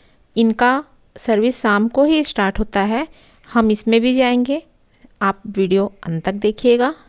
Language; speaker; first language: Hindi; native; Hindi